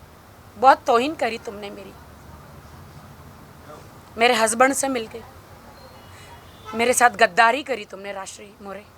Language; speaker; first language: Hindi; native; Hindi